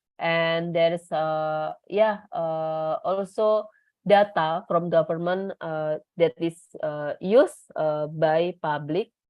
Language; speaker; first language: English; non-native, learner; Indonesian